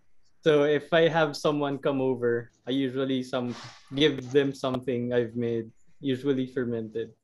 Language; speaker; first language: English; non-native, local second language; Filipino